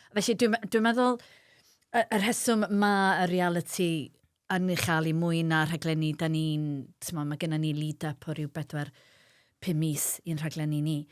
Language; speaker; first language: Welsh; native; Welsh